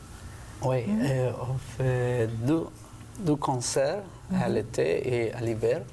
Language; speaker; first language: French; non-native, fluent; Spanish